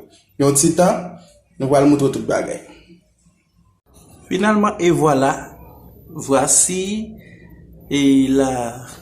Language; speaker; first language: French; non-native, local second language; Haitian Creole